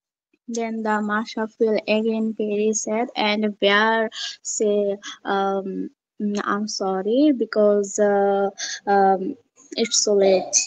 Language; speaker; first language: English; non-native, learner; Bangla